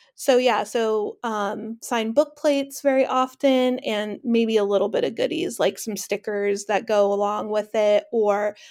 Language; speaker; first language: English; native; English